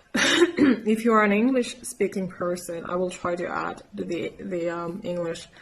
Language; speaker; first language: English; non-native, fluent; Finnish